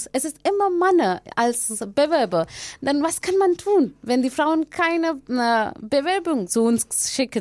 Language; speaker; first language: German; non-native, learner; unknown